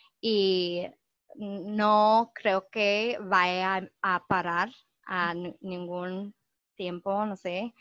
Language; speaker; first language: Spanish; non-native, fluent; English